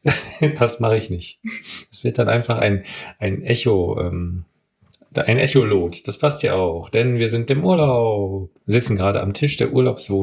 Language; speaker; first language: German; native; German